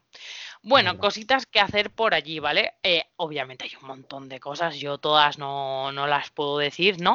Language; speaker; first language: Spanish; native; Spanish